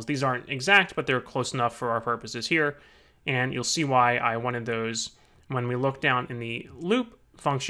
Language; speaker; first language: English; native; English